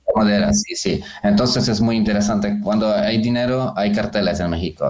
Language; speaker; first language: Spanish; non-native, learner; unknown